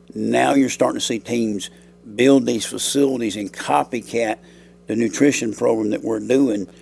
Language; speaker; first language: English; native; English